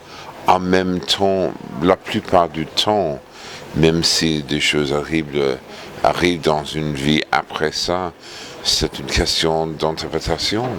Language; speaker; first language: French; non-native, fluent; English